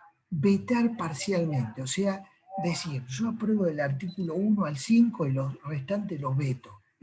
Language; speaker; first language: Spanish; native; Spanish